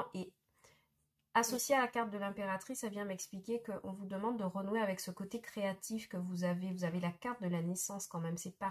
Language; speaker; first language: French; native; French